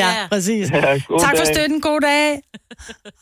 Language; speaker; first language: Danish; native; Danish